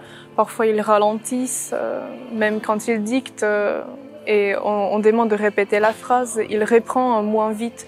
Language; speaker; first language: French; non-native, fluent; Czech